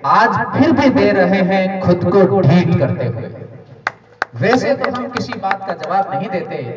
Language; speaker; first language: Hindi; native; Hindi